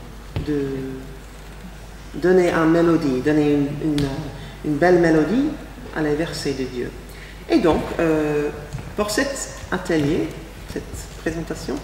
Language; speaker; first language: French; non-native, fluent; English